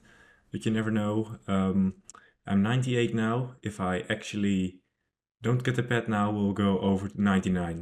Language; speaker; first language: English; non-native, fluent; Dutch